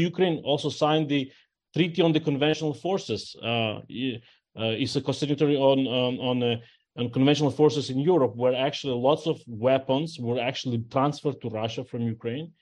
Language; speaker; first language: English; non-native, fluent; Ukrainian